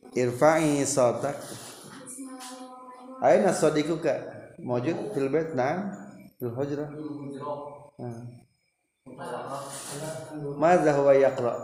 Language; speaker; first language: Arabic; non-native, learner; Indonesian